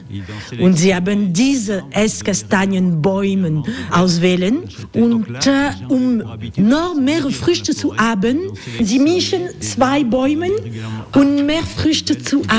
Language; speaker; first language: German; non-native, learner; French